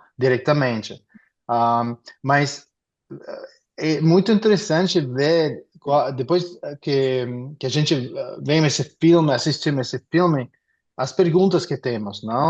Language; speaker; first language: Portuguese; non-native, fluent; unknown